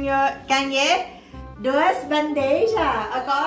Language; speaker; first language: Portuguese; non-native, learner; Thai